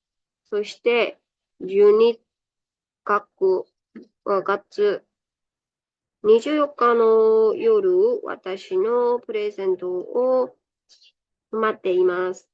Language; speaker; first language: Japanese; non-native, fluent; Burmese